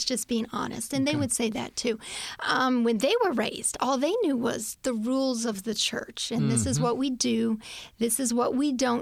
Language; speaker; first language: English; native; English